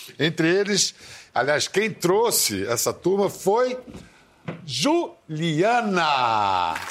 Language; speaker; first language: Portuguese; native; Portuguese